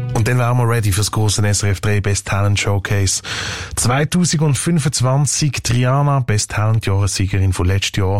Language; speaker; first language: German; native; German